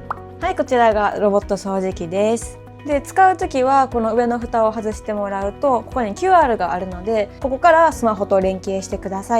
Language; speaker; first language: Japanese; native; Japanese